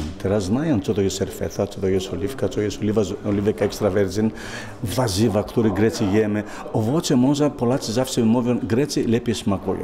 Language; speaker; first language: Polish; non-native, fluent; Greek